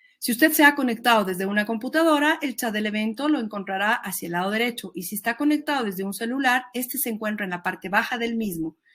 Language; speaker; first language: Spanish; native; Spanish